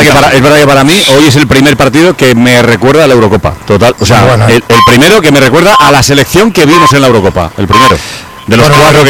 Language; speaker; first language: Spanish; native; Spanish